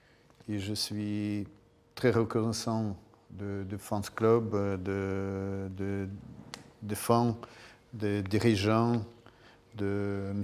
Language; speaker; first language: French; non-native, fluent; Russian